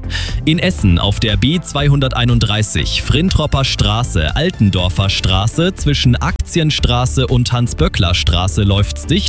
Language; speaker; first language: German; native; German